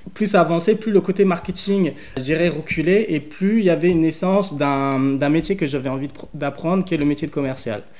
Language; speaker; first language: French; early bilingual, other home language; English